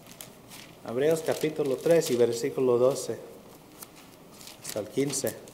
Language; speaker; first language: Spanish; early bilingual, heritage; Spanish